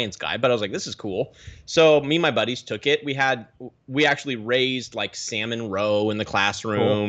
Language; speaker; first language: English; native; English